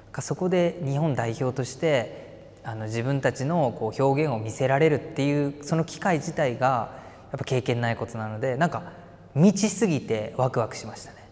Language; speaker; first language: Japanese; native; Japanese